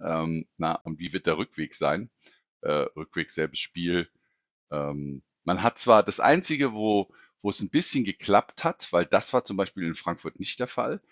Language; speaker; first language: German; native; German